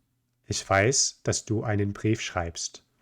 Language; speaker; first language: German; non-native, fluent; English